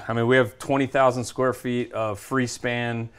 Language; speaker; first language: English; native; English